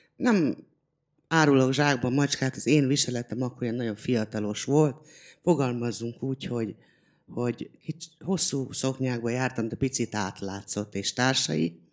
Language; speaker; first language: Hungarian; non-native, local second language; Romany